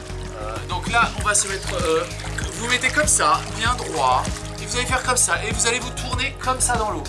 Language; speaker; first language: French; native; French